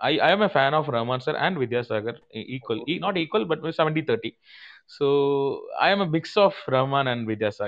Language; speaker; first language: English; non-native, local second language; Tamil